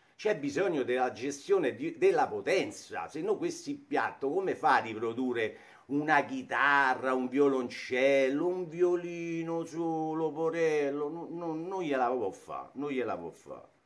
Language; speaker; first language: Italian; native; Italian